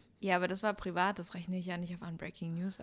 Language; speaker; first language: German; native; German